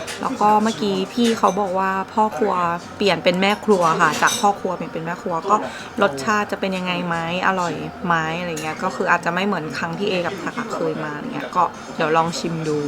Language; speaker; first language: Thai; native; Thai